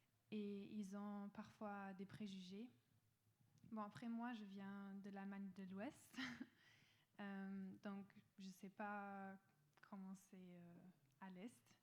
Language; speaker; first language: French; non-native, fluent; German